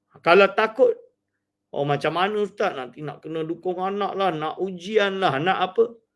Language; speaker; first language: Malay; native; Malay